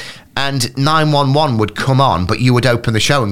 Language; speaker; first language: English; native; English